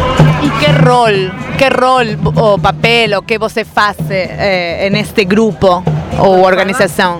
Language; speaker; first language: Portuguese; non-native, fluent; Spanish